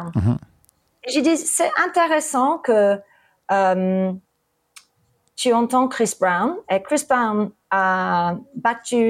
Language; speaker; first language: French; early bilingual, heritage; English